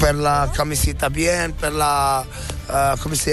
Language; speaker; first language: Spanish; non-native, learner; Arabic